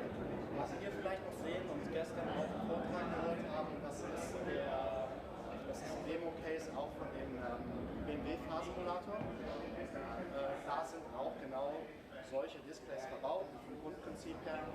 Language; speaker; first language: German; native; German